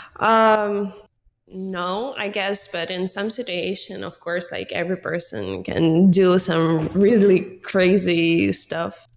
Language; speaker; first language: English; non-native, learner; Russian